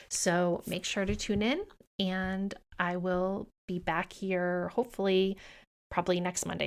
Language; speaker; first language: English; native; English